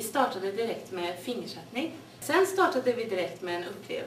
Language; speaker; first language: Swedish; native; Swedish